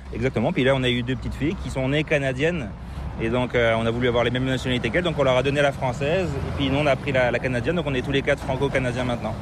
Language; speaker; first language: French; native; French